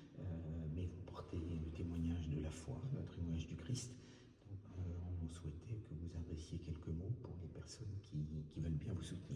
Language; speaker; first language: French; native; French